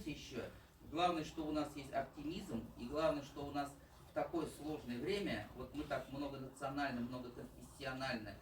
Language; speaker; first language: Russian; native; Russian